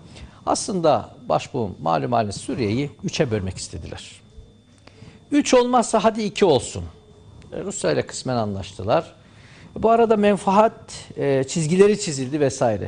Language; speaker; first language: Turkish; native; Turkish